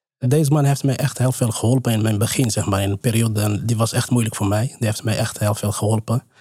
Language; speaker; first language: Dutch; non-native, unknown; Arabic